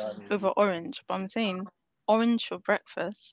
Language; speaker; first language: English; native; English